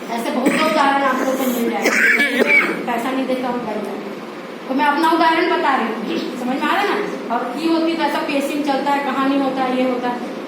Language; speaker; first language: Hindi; non-native, local second language; Chhattisgarhi